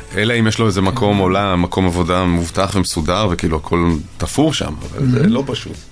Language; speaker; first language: Hebrew; native; Hebrew